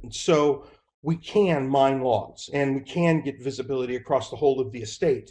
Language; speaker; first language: English; native; English